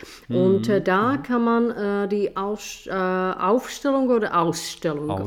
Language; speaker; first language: German; non-native, fluent; Czech